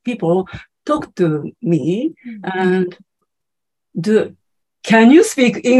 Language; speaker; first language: English; non-native, learner; Japanese